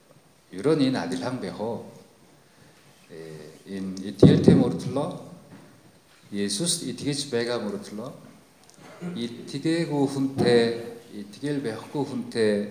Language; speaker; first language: Mongolian; non-native, fluent; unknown